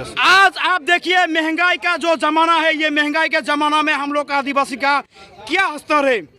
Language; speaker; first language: Hindi; non-native, local second language; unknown